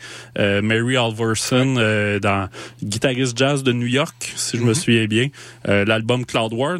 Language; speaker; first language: French; native; French